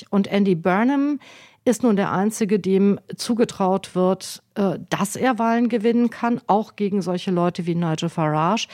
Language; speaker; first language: German; native; German